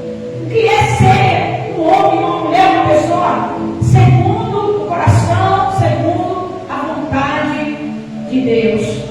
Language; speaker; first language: Portuguese; native; Portuguese